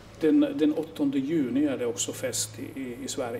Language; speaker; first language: Swedish; non-native, local second language; Finnish